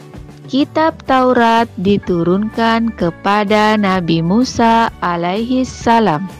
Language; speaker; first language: Indonesian; native; Indonesian